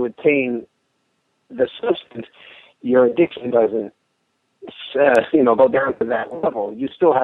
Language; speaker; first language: English; native; English